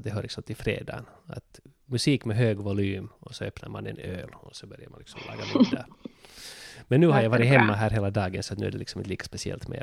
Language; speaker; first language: Swedish; native; Swedish